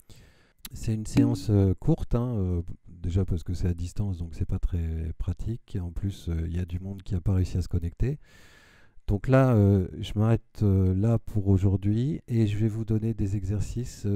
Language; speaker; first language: French; native; French